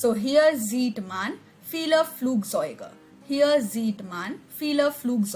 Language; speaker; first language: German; non-native, learner; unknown